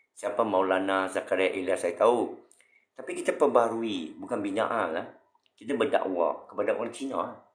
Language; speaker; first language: Malay; non-native, local second language; Chinese